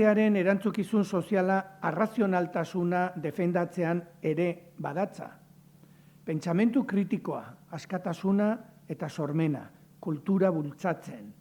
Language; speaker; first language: Basque; native; Basque